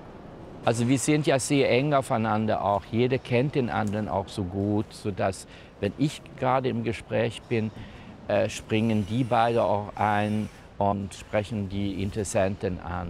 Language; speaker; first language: German; non-native, fluent; Swedish